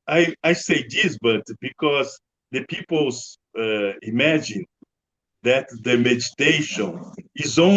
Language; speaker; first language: English; non-native, learner; Portuguese